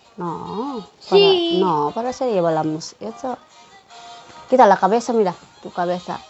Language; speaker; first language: Spanish; non-native, learner; Indonesian